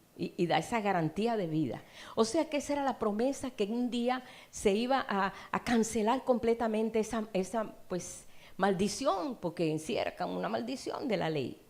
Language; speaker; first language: Spanish; native; Spanish